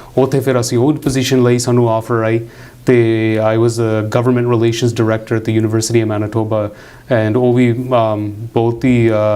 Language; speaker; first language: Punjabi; early bilingual, heritage; Punjabi